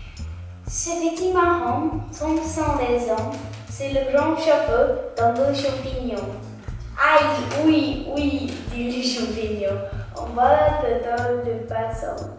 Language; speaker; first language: French; non-native, learner; English